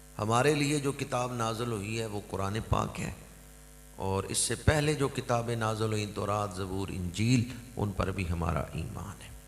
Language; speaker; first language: Urdu; non-native, local second language; Punjabi